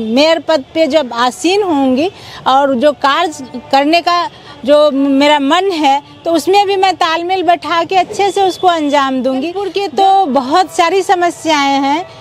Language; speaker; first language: Hindi; native; Hindi